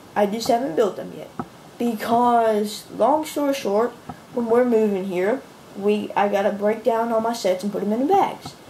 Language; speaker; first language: English; native; English